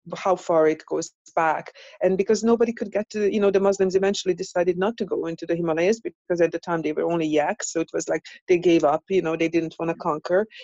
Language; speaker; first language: English; non-native, fluent; Hungarian